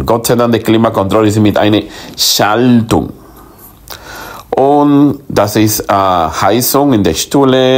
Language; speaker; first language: German; non-native, learner; Spanish